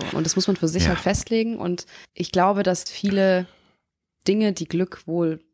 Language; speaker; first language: German; native; German